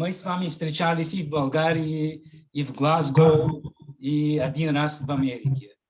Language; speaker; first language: Russian; non-native, fluent; Bulgarian